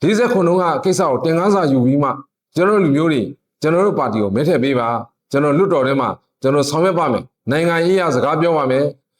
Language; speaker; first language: Burmese; non-native, local second language; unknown